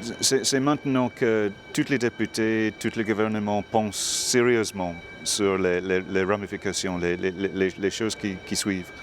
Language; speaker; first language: French; non-native, fluent; English